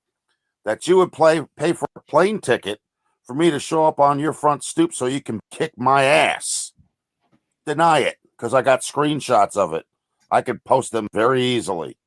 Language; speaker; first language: English; native; English